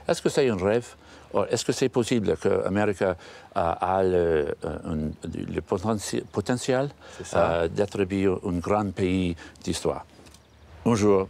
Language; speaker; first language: French; non-native, learner; English